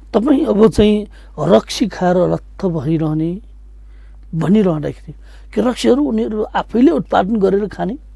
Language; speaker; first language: Nepali; non-native, local second language; Newari